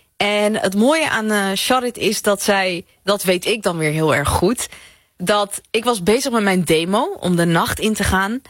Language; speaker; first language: Dutch; early bilingual, other home language; Persian